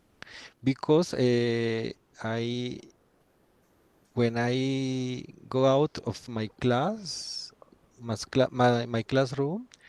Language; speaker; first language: English; non-native, learner; Spanish